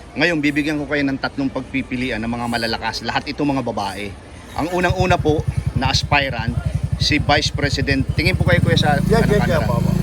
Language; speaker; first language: Filipino; native; Filipino